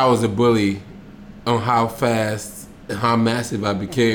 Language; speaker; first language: English; native; English